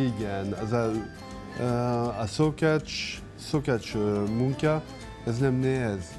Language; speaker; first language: Hungarian; non-native, learner; French